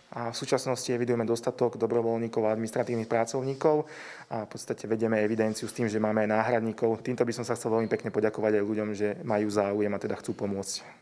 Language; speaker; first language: Slovak; native; Slovak